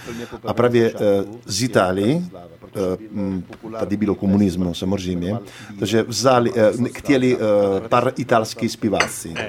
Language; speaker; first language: Czech; non-native, learner; Italian